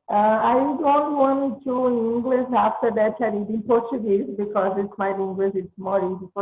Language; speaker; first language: English; non-native, learner; Portuguese